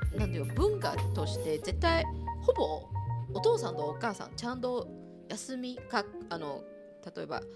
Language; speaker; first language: Japanese; non-native, fluent; Chinese